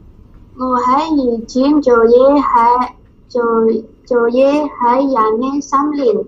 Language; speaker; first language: Cantonese; non-native, learner; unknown